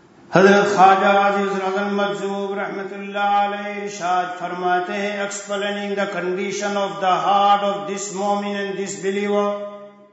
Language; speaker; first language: English; non-native, local second language; Urdu